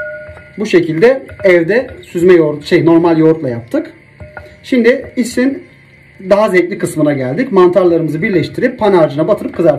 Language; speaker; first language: Turkish; native; Turkish